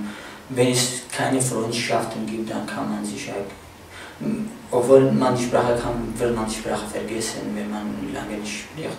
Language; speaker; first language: German; non-native, fluent; Arabic